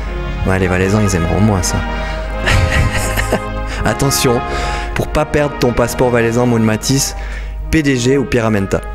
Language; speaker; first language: French; native; French